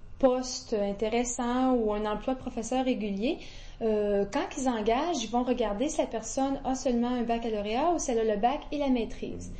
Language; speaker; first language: French; native; French